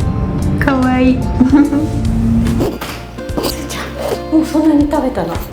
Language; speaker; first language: Japanese; native; Japanese